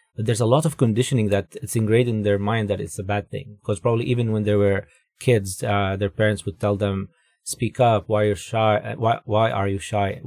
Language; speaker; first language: English; non-native, fluent; Arabic